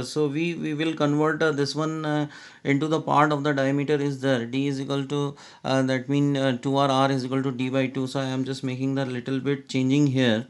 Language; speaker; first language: English; non-native, local second language; Hindi